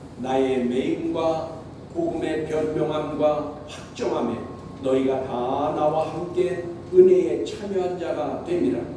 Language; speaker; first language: Korean; native; Korean